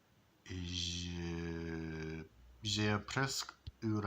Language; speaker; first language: French; non-native, learner; English